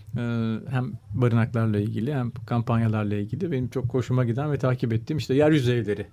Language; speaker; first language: Turkish; native; Turkish